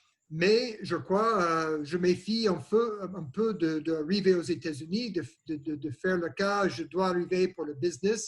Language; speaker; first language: French; non-native, learner; English